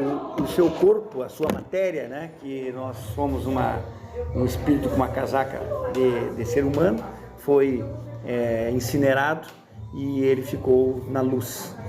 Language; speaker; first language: Portuguese; native; Portuguese